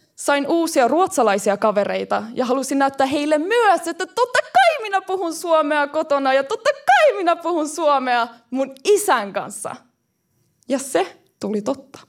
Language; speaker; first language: Finnish; early bilingual, heritage; Finnish